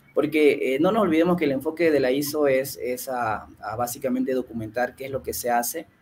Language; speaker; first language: Spanish; native; Spanish